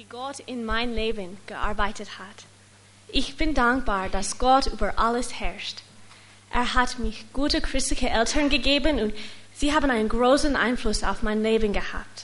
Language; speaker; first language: German; non-native, learner; English